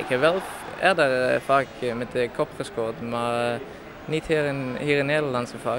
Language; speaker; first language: Dutch; non-native, learner; Norwegian